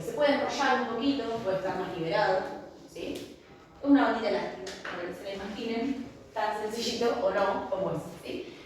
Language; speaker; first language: Spanish; native; Spanish